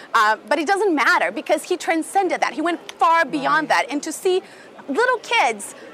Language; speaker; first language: English; non-native, fluent; Portuguese